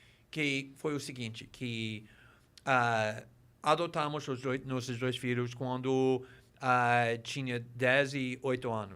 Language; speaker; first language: Portuguese; non-native, fluent; English